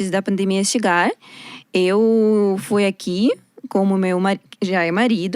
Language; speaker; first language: Portuguese; non-native, learner; Russian